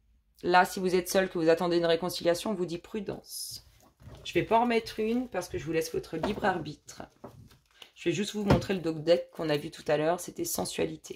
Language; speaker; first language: French; native; French